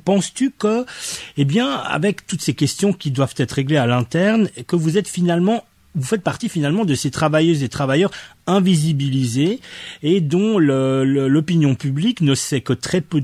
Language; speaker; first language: French; native; French